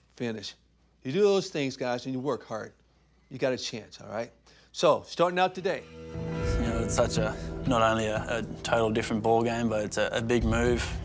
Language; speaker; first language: English; native; English